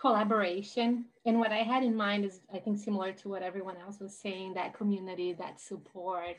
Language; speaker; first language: English; non-native, fluent; Portuguese